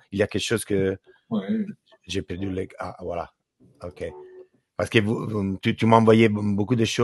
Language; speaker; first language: French; non-native, learner; Italian